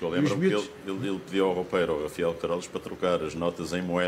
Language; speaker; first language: Portuguese; native; Portuguese